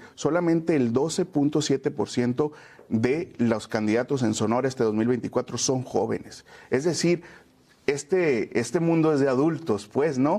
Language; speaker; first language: Spanish; native; Spanish